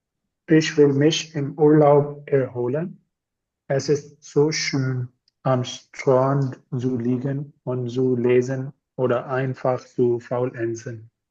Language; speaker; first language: German; non-native, learner; Urdu